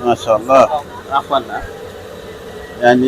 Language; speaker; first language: Arabic; non-native, learner; French